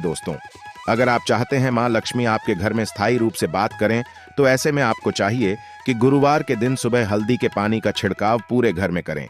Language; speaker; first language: Hindi; native; Hindi